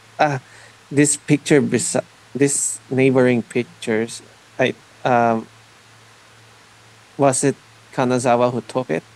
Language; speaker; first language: English; non-native, learner; Spanish